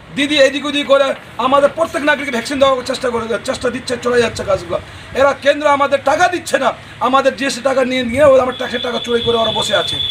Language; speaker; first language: Bangla; non-native, local second language; Nepali